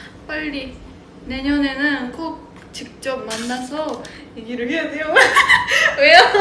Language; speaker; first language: Korean; non-native, fluent; Japanese